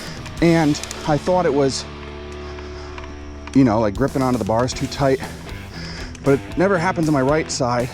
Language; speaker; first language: English; native; English